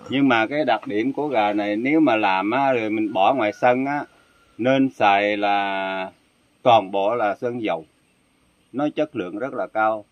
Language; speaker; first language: Vietnamese; non-native, local second language; Khmer